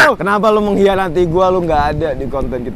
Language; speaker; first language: Indonesian; native; Indonesian